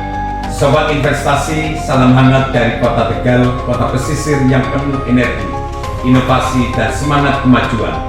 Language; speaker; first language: Indonesian; native; Indonesian